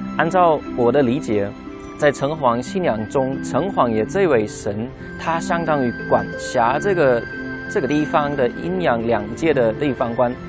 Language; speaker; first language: Chinese; non-native, fluent; German